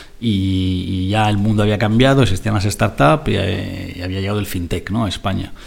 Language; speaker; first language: Spanish; non-native, fluent; Italian